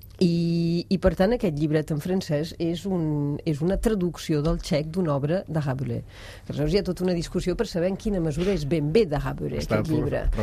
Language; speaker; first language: Catalan; non-native, fluent; French